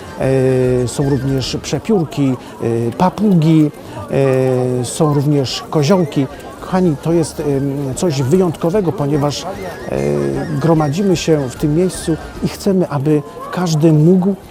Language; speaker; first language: Polish; native; Polish